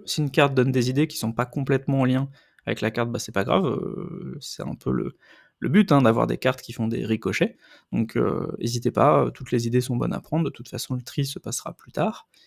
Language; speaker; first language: French; native; French